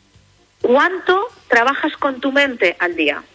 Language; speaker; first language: Spanish; native; Spanish